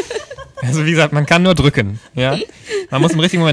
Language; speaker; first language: German; native; German